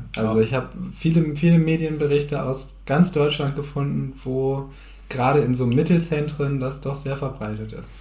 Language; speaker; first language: German; native; German